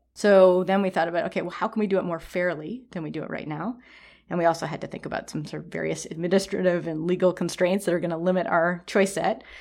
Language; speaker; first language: English; native; English